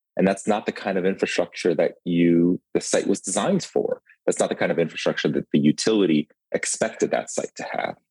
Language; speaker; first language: English; early bilingual, other home language; Ukrainian